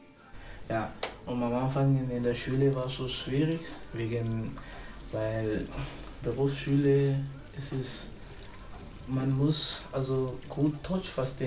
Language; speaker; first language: German; non-native, learner; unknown